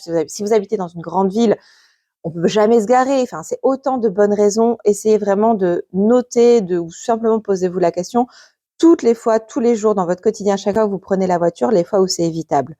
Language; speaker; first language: French; native; French